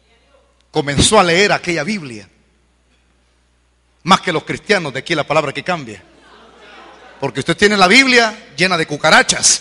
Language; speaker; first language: Spanish; native; Spanish